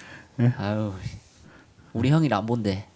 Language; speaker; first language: Korean; native; Korean